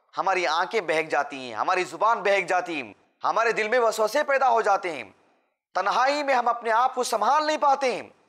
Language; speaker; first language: Urdu; native; Urdu